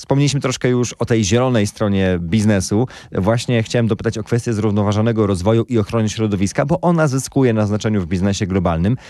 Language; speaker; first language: Polish; native; Polish